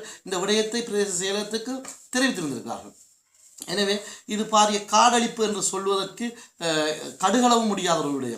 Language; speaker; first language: Tamil; native; Tamil